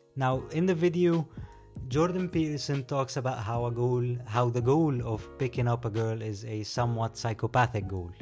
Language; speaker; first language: English; non-native, fluent; Arabic